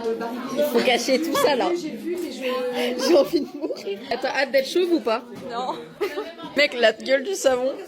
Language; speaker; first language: French; native; French